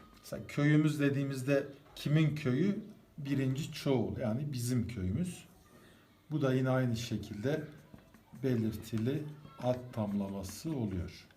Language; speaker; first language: Turkish; native; Turkish